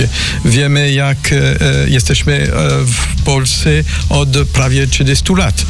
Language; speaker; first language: Polish; non-native, learner; French